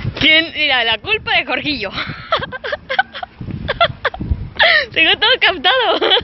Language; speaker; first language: Spanish; native; Spanish